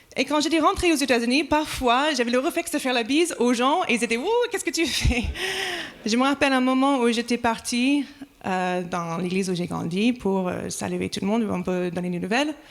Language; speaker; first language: French; non-native, fluent; English